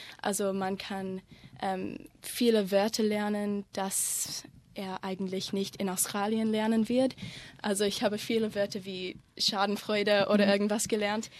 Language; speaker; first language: German; non-native, learner; English